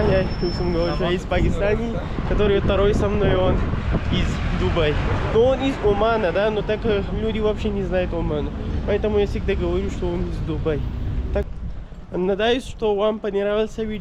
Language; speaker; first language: Russian; non-native, learner; Urdu